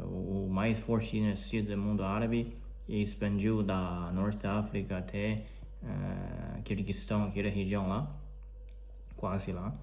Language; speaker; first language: Portuguese; non-native, learner; Chinese